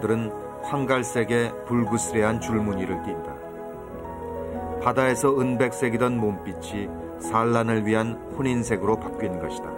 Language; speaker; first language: Korean; native; Korean